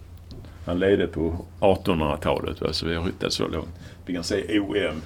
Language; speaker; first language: Swedish; native; Swedish